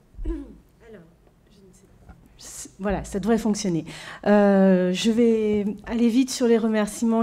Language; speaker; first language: French; native; French